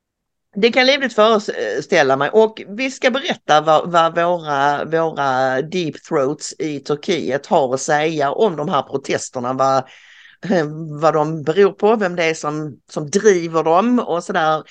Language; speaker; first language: Swedish; native; Swedish